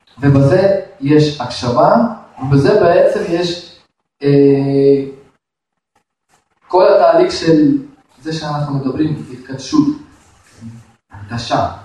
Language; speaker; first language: Hebrew; non-native, fluent; Russian